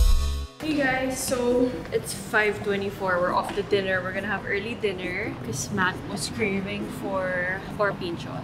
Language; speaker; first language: English; non-native, local second language; Filipino